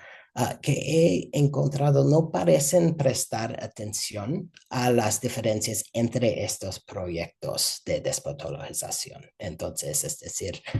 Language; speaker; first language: Spanish; non-native, fluent; English